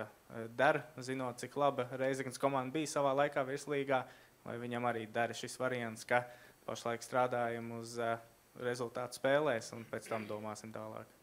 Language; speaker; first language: Latvian; native; Latvian